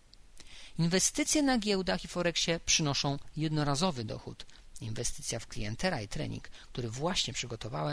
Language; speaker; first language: Polish; native; Polish